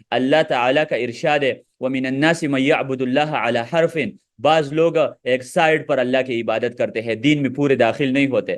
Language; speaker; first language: Urdu; non-native, local second language; Pashto